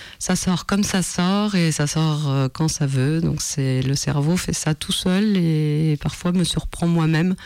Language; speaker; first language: French; non-native, fluent; Spanish